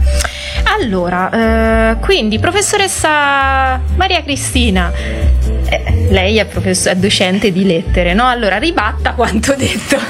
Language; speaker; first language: Italian; native; Italian